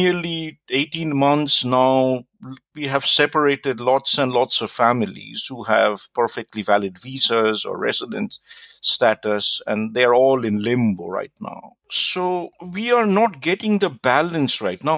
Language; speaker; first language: English; non-native, local second language; Bangla